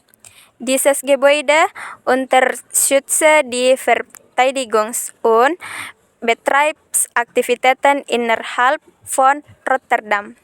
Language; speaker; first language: German; non-native, learner; Indonesian